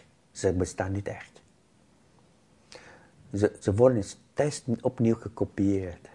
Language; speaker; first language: Dutch; non-native, fluent; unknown